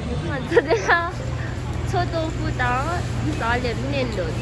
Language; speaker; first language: Chinese; non-native, learner; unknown